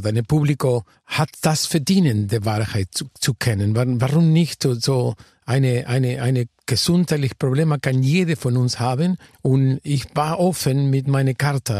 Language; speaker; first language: German; non-native, fluent; Spanish